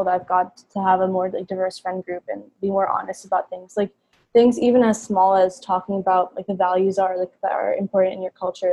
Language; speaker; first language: English; native; English